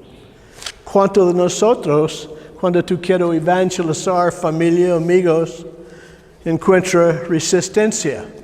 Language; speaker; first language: Spanish; non-native, learner; English